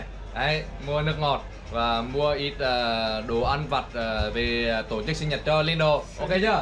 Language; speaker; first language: Vietnamese; native; Vietnamese